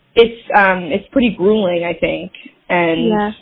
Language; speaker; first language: English; native; English